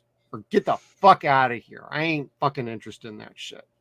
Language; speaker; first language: English; native; English